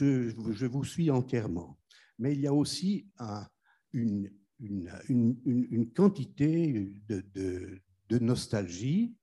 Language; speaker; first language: French; non-native, fluent; German